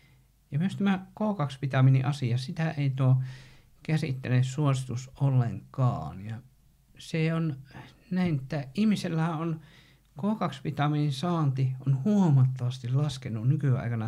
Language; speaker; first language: Finnish; native; Finnish